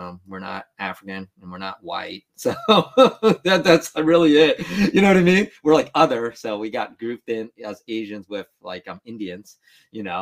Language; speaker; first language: English; early bilingual, other home language; Vietnamese